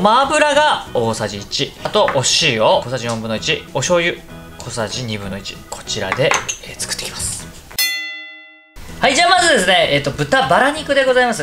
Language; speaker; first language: Japanese; native; Japanese